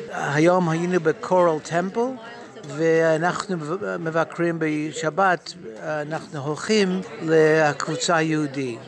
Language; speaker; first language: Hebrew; non-native, learner; English